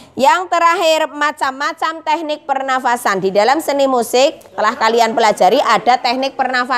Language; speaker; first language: Indonesian; non-native, local second language; Javanese